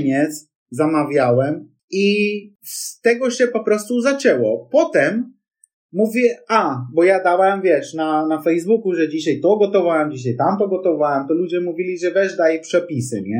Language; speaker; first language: Polish; non-native, fluent; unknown